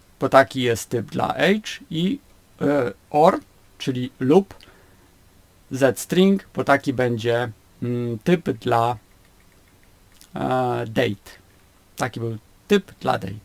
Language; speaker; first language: Polish; native; Polish